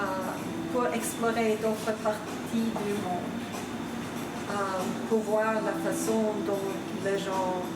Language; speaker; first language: French; non-native, fluent; Swedish